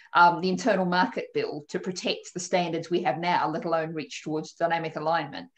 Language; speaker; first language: English; native; English